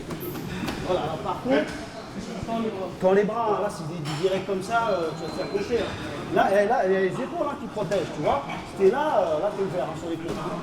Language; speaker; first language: French; native; French